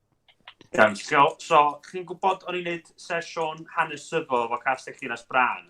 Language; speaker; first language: Welsh; native; Welsh